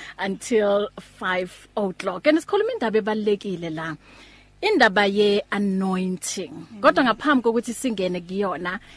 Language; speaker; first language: Zulu; native; Zulu